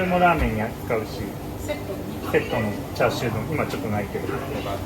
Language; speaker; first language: Japanese; native; Japanese